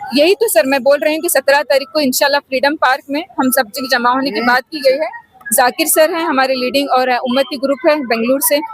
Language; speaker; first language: Urdu; native; Urdu